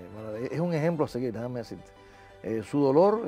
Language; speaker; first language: Spanish; native; Spanish